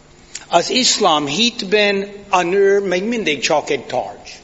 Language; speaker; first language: Hungarian; non-native, fluent; English